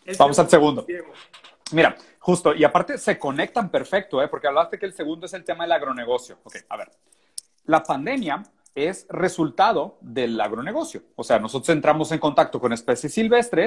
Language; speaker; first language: Spanish; native; Spanish